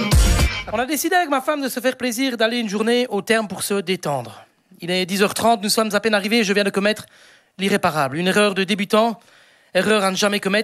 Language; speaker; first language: French; native; French